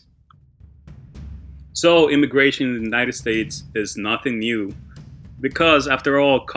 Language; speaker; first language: English; early bilingual, other home language; Spanish